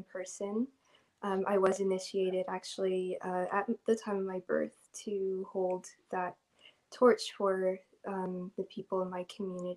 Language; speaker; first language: English; native; English